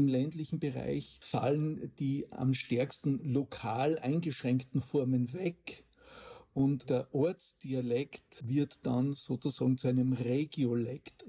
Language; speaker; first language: German; native; German